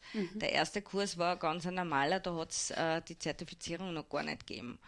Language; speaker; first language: German; native; German